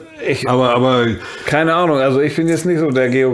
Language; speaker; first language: German; native; German